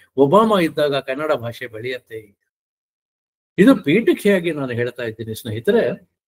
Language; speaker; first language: Kannada; non-native, local second language; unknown